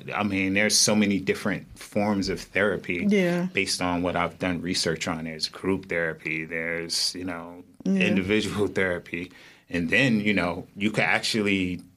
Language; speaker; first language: English; native; English